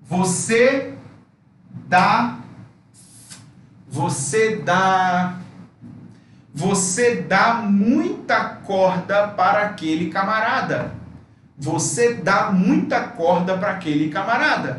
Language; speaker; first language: Portuguese; non-native, fluent; Spanish